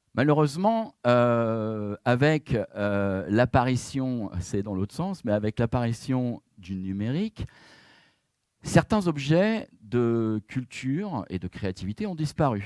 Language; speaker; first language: French; native; French